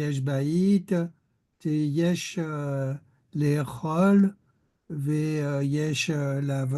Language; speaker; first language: Hebrew; non-native, learner; French